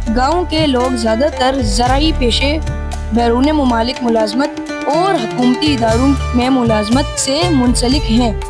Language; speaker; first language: Urdu; non-native, local second language; Pahari-Potwari